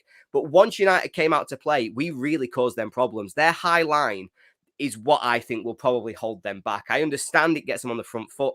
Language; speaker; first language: English; native; English